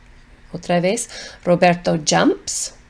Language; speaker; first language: Spanish; non-native, fluent; English